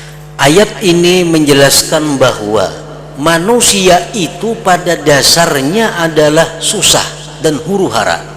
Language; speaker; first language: Indonesian; non-native, local second language; Banjar